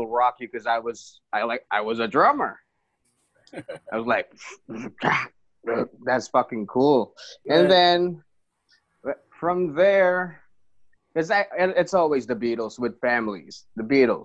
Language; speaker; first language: English; non-native, local second language; Filipino